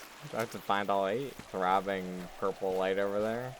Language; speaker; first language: English; native; English